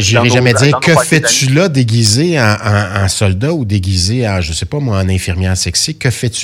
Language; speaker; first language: French; native; French